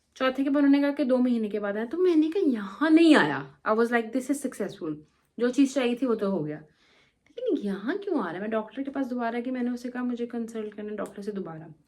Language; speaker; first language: Urdu; non-native, local second language; Punjabi